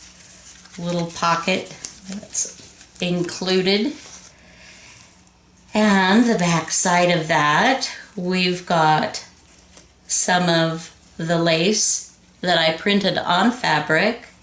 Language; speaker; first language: English; native; English